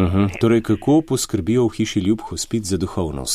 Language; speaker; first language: Slovenian; native; Slovenian